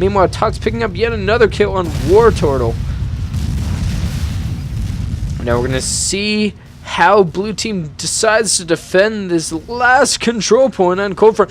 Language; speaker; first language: English; native; English